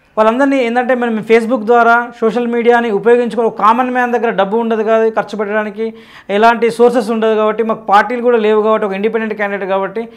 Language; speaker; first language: Telugu; native; Telugu